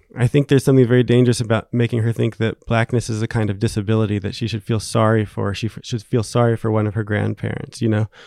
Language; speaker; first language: English; native; English